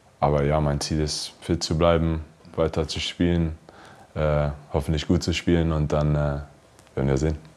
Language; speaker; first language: German; early bilingual, heritage; English